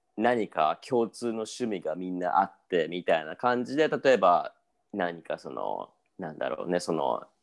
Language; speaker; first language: Japanese; native; Japanese